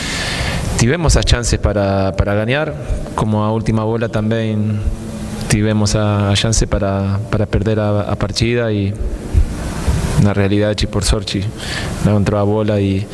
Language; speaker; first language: Portuguese; non-native, fluent; Spanish